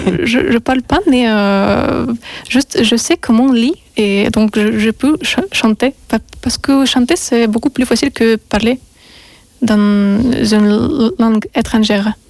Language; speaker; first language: French; non-native, learner; Russian